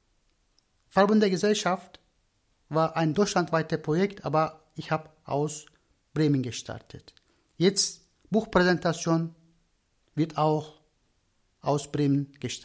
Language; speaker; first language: German; non-native, learner; Turkish